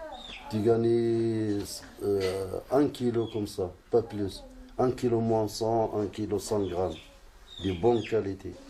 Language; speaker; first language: French; non-native, learner; Arabic